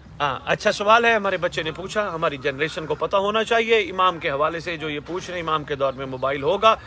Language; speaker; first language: Urdu; non-native, local second language; Punjabi